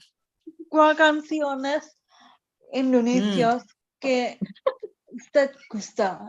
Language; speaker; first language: Spanish; non-native, learner; Indonesian